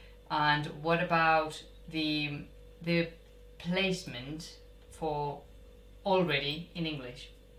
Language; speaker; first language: English; non-native, fluent; Spanish